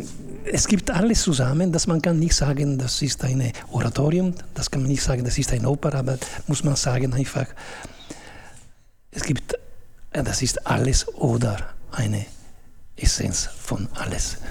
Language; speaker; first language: German; non-native, fluent; Italian